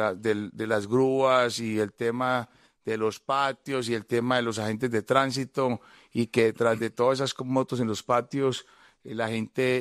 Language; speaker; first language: Spanish; native; Spanish